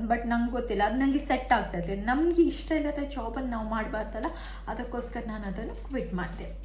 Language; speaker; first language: Kannada; non-native, local second language; Tulu